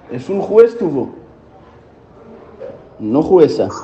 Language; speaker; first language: Spanish; non-native, learner; Hebrew